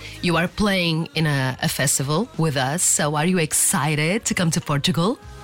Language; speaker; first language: English; non-native, fluent; Portuguese